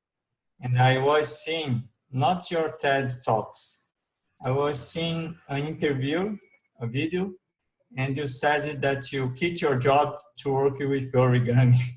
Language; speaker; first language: English; non-native, learner; Portuguese